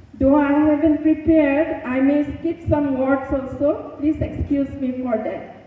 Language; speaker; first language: English; non-native, local second language; Assamese